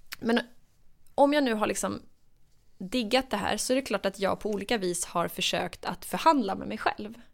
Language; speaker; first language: Swedish; native; Swedish